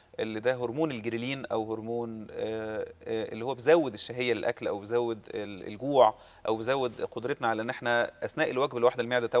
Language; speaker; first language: Arabic; native; Arabic